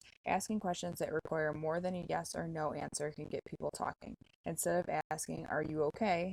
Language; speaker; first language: English; native; English